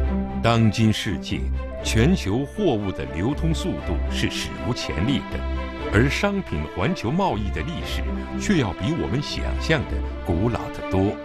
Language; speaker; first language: Chinese; native; Chinese